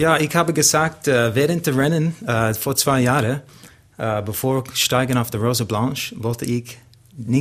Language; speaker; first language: German; non-native, learner; English